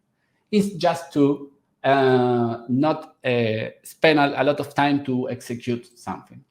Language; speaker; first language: English; non-native, fluent; Spanish